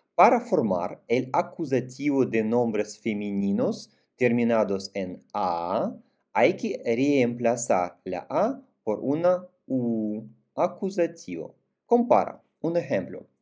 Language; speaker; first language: Spanish; non-native, fluent; Russian